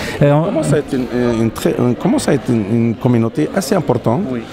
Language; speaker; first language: French; non-native, local second language; Arabic